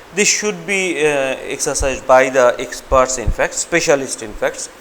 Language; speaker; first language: English; non-native, local second language; Bangla